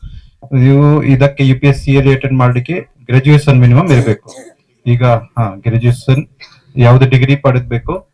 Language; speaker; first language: Kannada; non-native, fluent; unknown